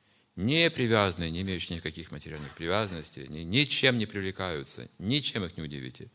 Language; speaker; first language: Russian; native; Russian